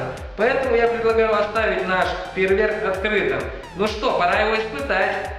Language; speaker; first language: Russian; native; Russian